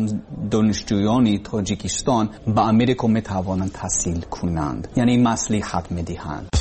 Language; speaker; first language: Persian; non-native, learner; English